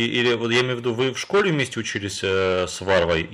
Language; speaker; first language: Russian; native; Russian